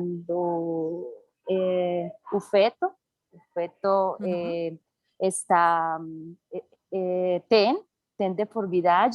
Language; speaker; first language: Portuguese; non-native, learner; Spanish